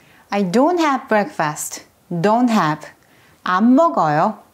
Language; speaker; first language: English; non-native, fluent; Korean